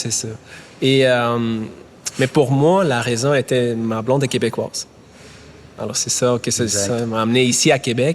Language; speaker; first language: French; non-native, fluent; German